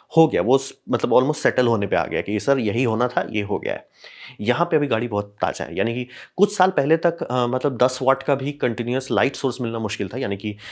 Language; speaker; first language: Hindi; native; Hindi